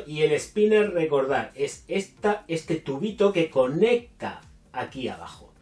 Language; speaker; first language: Spanish; native; Spanish